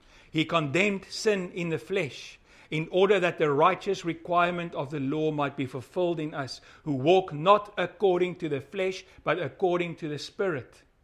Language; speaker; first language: English; non-native, local second language; Afrikaans